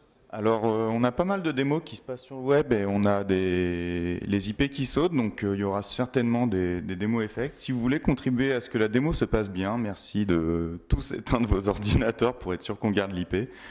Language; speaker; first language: French; native; French